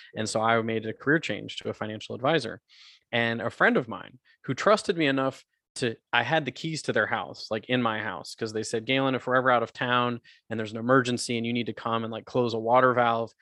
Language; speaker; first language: English; native; English